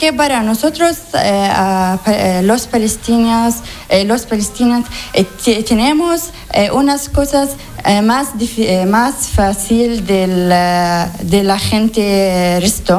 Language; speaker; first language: Spanish; non-native, learner; Arabic